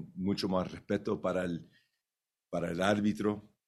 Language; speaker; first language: Spanish; early bilingual, heritage; Spanish